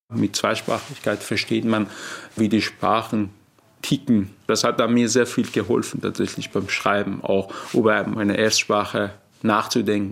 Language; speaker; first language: German; non-native, fluent; Persian